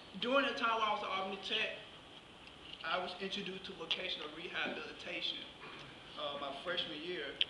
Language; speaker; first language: English; native; English